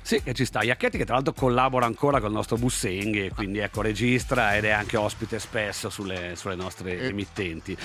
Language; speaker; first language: Italian; native; Italian